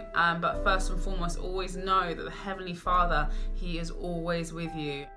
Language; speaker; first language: English; native; English